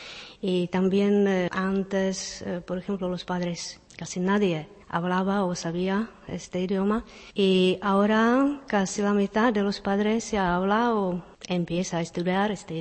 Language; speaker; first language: Spanish; non-native, fluent; Czech